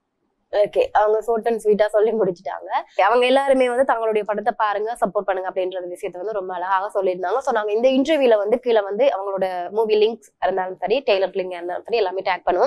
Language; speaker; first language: Tamil; native; Tamil